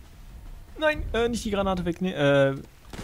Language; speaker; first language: German; native; German